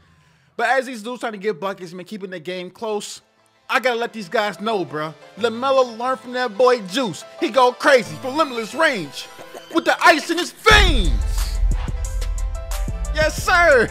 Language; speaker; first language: English; native; English